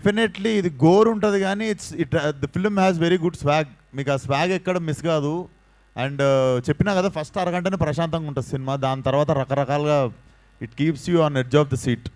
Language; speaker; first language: Telugu; native; Telugu